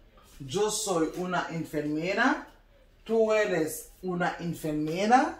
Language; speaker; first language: Spanish; non-native, learner; Haitian Creole